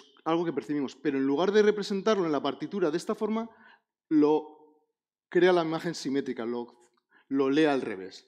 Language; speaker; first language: Spanish; native; Spanish